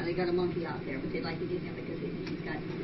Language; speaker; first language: English; native; English